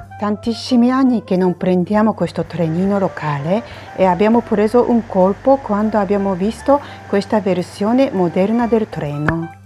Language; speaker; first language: Italian; non-native, fluent; Japanese